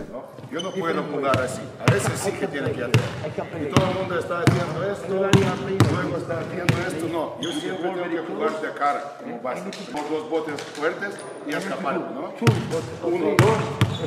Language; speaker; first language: Spanish; non-native, fluent; Lithuanian